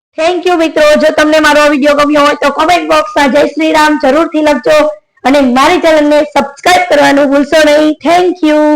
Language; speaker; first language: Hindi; non-native, local second language; Gujarati